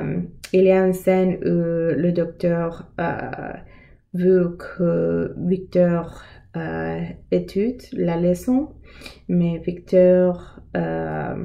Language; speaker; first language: French; non-native, learner; English